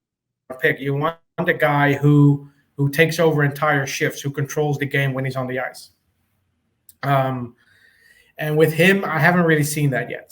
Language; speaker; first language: English; native; English